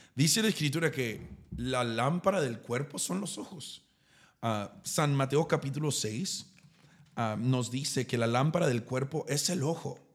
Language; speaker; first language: Spanish; early bilingual, heritage; Spanish